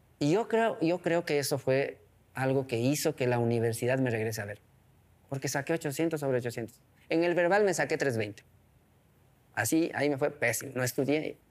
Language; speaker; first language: Spanish; non-native, local second language; Quechua